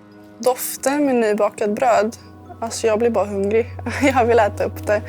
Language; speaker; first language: Swedish; early bilingual, other home language; Serbian